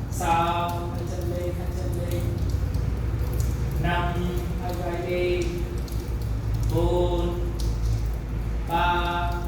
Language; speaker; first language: Vietnamese; non-native, fluent; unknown